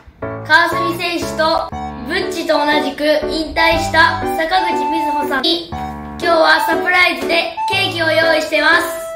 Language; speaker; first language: Japanese; native; Japanese